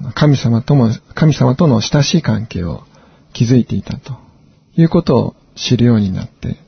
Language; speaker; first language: Japanese; native; Japanese